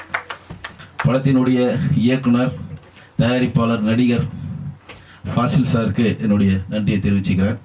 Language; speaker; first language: Tamil; native; Tamil